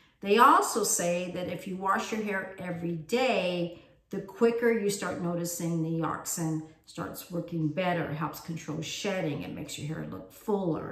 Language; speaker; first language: English; native; English